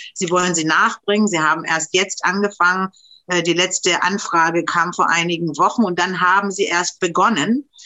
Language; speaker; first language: German; non-native, fluent; Romanian